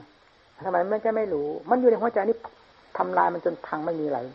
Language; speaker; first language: Thai; native; Thai